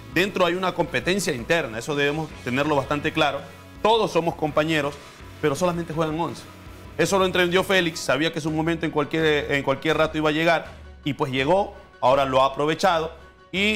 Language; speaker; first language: Spanish; native; Spanish